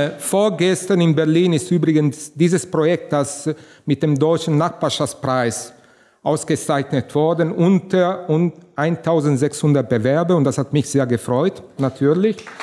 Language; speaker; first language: German; non-native, fluent; Italian